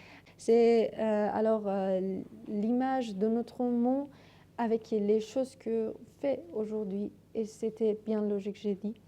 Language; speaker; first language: French; non-native, learner; Persian